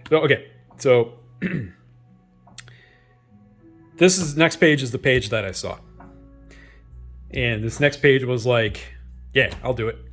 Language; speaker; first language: English; native; English